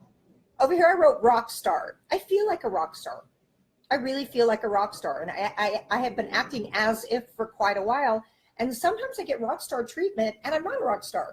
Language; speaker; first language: English; native; English